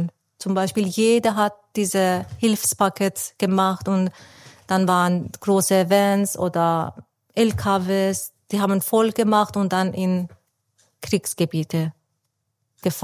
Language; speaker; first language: German; non-native, fluent; Persian